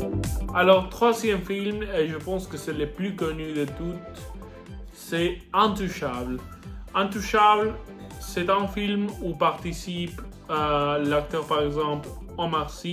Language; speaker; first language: French; non-native, learner; Spanish